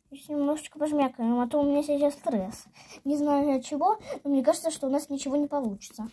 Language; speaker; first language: Russian; native; Russian